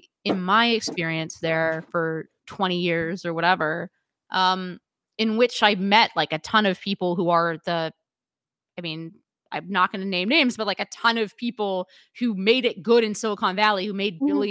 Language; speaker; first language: English; native; English